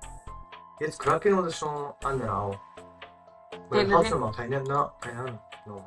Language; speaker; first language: German; non-native, learner; Japanese